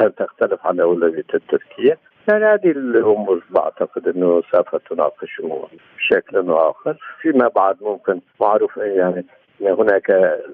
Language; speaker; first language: Arabic; non-native, fluent; Turkish